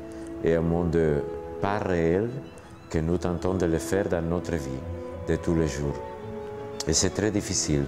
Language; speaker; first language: French; non-native, fluent; Spanish